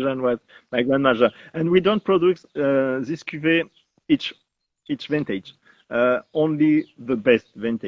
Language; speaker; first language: English; non-native, learner; French